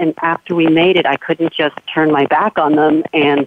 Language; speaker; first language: English; native; English